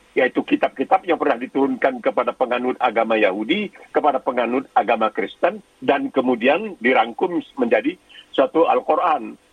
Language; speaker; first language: Indonesian; native; Indonesian